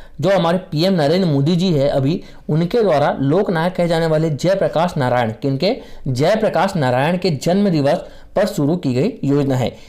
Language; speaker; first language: Hindi; native; Hindi